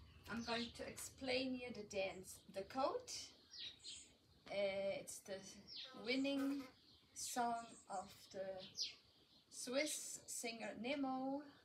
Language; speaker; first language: English; non-native, fluent; German